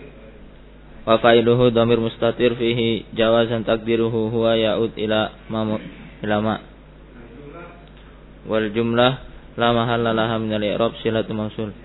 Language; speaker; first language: Arabic; non-native, learner; Indonesian